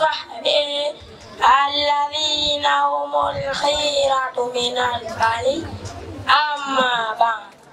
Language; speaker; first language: Arabic; non-native, learner; Swahili